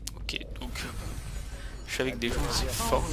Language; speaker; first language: French; native; French